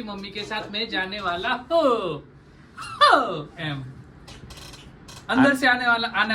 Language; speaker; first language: Hindi; non-native, local second language; Gujarati